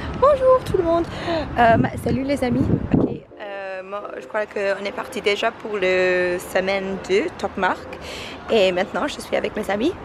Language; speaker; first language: French; non-native, learner; English